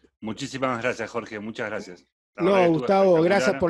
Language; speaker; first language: Spanish; native; Spanish